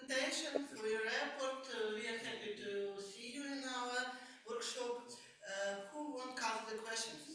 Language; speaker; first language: English; non-native, learner; Ukrainian